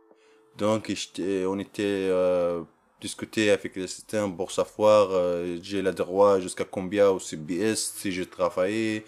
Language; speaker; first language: French; non-native, learner; Arabic